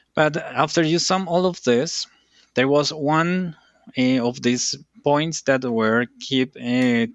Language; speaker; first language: English; non-native, fluent; Spanish